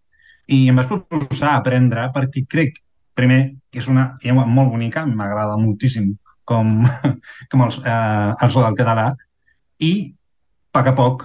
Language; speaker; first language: Catalan; non-native, fluent; Spanish